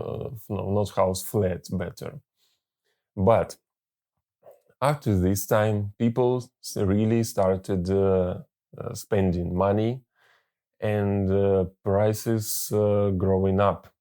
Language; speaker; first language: English; non-native, learner; Russian